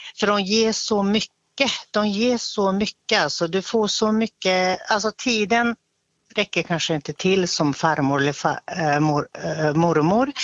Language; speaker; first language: Swedish; non-native, fluent; Finnish